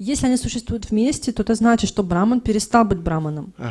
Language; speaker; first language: Russian; native; Russian